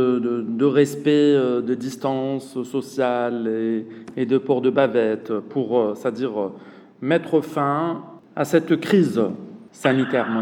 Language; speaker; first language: French; non-native, local second language; Arabic